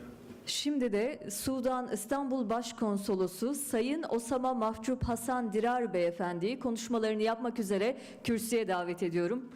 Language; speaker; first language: Turkish; native; Turkish